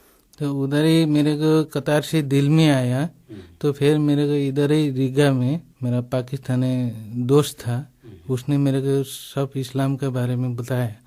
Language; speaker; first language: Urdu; non-native, learner; Nepali